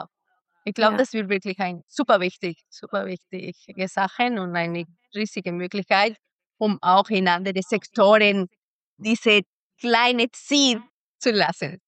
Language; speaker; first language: German; non-native, fluent; Spanish